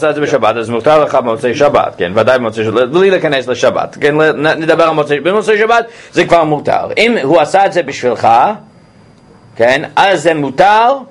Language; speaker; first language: Hebrew; non-native, fluent; English